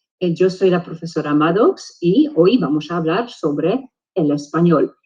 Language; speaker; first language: Spanish; non-native, fluent; English